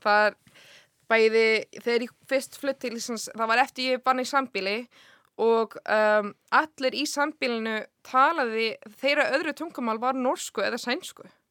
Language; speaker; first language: Icelandic; non-native, fluent; English